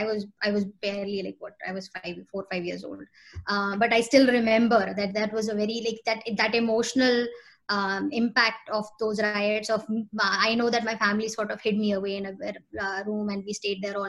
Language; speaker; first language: English; non-native, local second language; Hindi